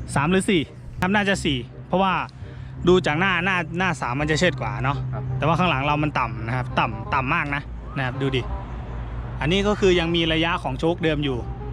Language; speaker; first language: Thai; native; Thai